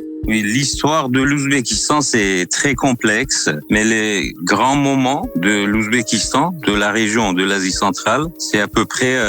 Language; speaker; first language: French; non-native, fluent; Uzbek